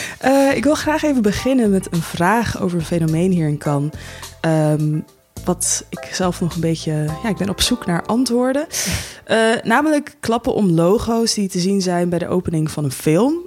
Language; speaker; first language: Dutch; native; Dutch